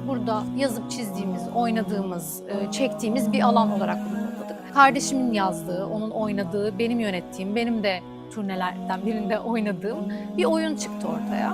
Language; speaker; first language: Turkish; native; Turkish